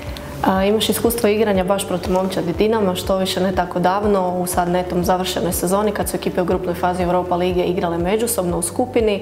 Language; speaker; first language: Croatian; native; Croatian